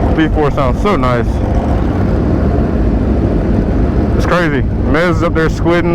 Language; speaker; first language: English; native; English